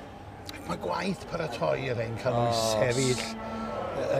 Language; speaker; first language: Welsh; native; Welsh